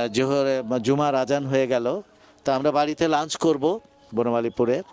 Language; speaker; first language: Bangla; native; Bangla